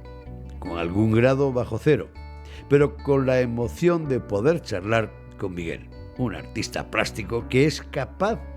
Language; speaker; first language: Spanish; native; Spanish